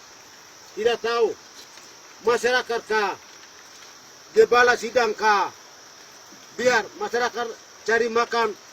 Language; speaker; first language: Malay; non-native, local second language; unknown